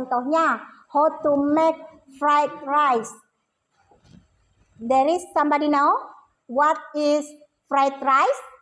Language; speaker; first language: English; non-native, learner; Indonesian